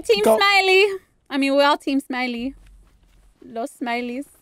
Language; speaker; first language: English; native; English